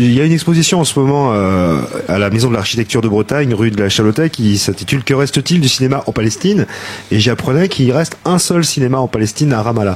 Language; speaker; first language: French; native; French